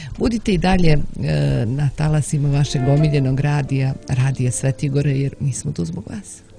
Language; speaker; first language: Serbian; native; Serbian